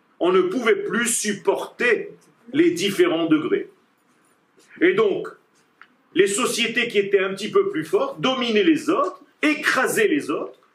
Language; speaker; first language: French; non-native, fluent; Hebrew